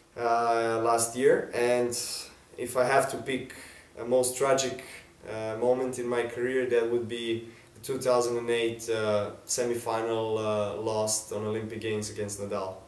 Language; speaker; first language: English; non-native, fluent; Serbian